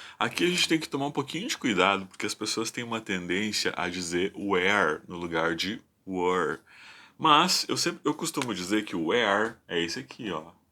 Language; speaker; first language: Portuguese; native; Portuguese